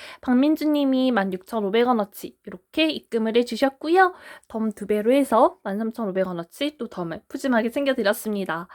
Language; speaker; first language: Korean; native; Korean